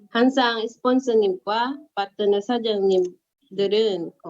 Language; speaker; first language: Korean; early bilingual, other home language; Filipino